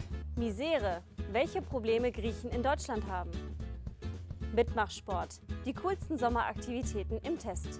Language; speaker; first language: German; native; German